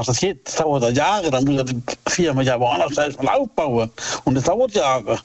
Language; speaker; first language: German; native; German